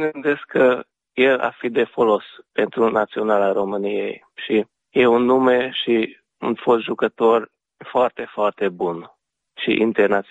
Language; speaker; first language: Romanian; early bilingual, heritage; Romanian